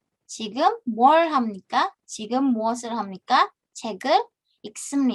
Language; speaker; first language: Korean; non-native, fluent; Indonesian